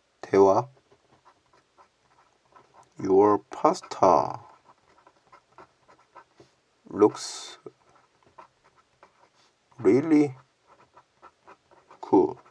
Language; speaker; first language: English; non-native, learner; Korean